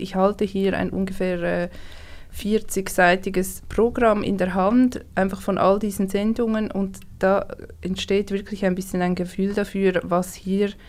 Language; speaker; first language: German; native; German